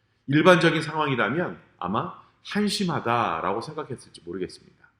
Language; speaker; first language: Korean; native; Korean